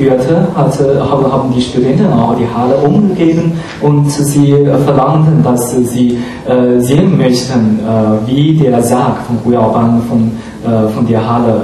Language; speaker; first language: German; non-native, fluent; Chinese